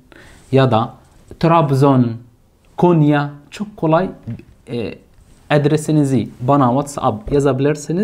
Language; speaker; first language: Turkish; non-native, fluent; Arabic